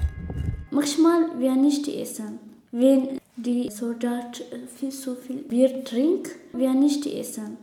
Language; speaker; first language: German; non-native, learner; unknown